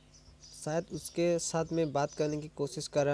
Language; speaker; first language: Hindi; non-native, local second language; Assamese